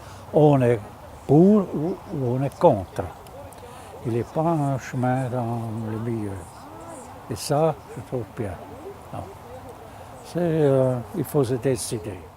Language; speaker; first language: French; non-native, fluent; German